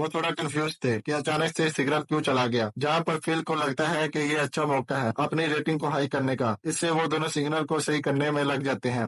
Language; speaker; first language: Hindi; native; Hindi